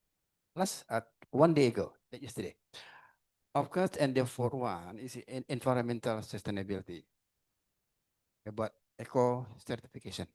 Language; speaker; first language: English; non-native, learner; Indonesian